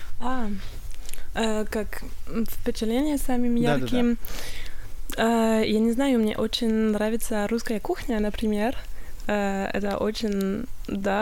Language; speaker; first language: Russian; non-native, learner; French